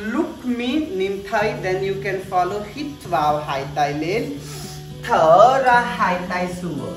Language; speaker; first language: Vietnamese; non-native, learner; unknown